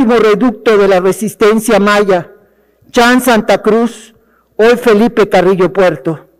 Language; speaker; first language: Spanish; native; Spanish